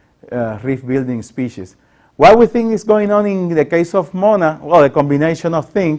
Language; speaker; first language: English; non-native, local second language; Spanish